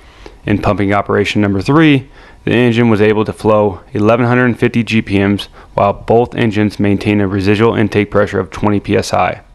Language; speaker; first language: English; native; English